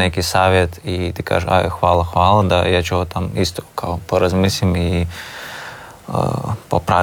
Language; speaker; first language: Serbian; non-native, learner; Russian